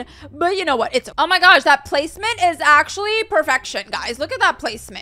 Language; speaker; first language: English; native; English